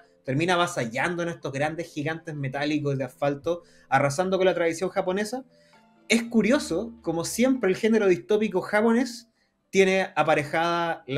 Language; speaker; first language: Spanish; native; Spanish